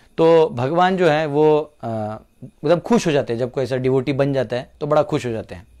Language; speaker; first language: Hindi; non-native, local second language; Marathi